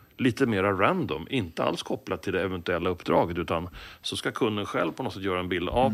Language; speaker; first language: Swedish; native; Swedish